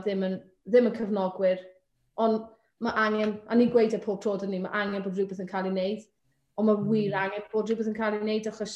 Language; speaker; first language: Welsh; native; Welsh